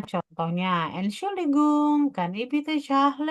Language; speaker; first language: German; non-native, fluent; Indonesian